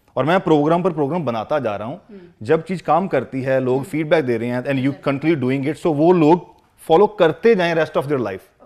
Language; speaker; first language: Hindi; non-native, local second language; Punjabi